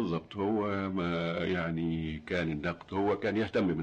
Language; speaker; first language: Arabic; native; Arabic